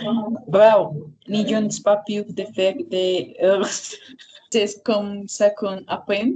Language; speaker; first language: French; non-native, learner; Spanish